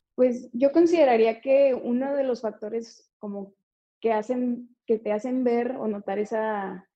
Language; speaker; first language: Spanish; native; Spanish